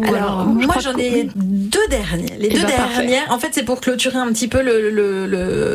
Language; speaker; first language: French; native; French